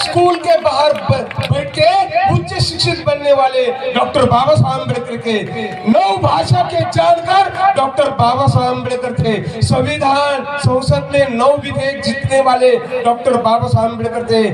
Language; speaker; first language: Hindi; native; Hindi